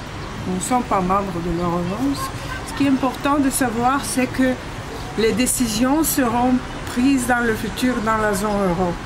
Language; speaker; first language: French; non-native, fluent; Bulgarian